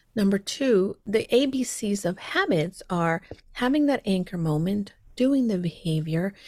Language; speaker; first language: English; early bilingual, heritage; Spanish